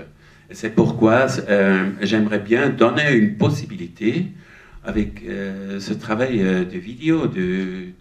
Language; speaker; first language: French; non-native, learner; German